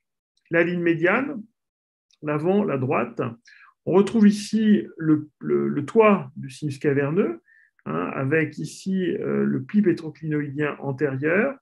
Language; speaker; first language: French; native; French